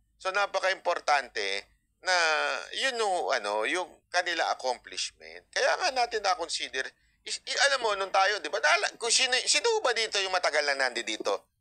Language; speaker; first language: Filipino; native; Filipino